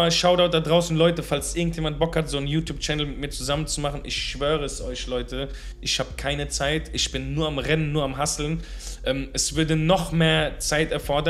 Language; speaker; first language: German; native; German